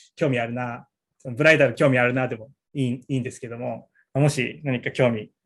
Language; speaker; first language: Japanese; native; Japanese